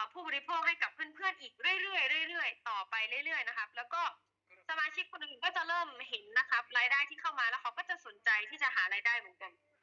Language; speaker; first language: Thai; native; Thai